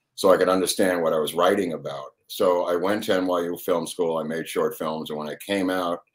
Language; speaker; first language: English; native; English